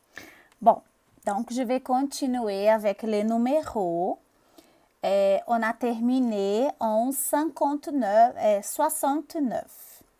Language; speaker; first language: French; non-native, fluent; Portuguese